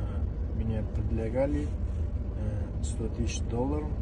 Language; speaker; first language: Russian; non-native, learner; Uzbek